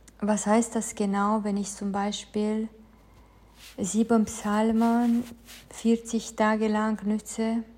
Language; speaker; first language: German; non-native, fluent; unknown